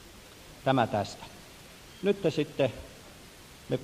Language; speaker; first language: Finnish; native; Finnish